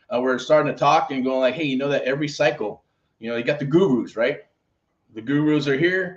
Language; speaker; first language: English; native; English